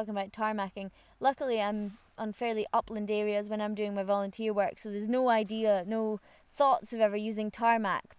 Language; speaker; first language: English; native; English